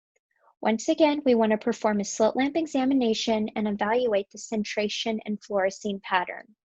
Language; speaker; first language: English; native; English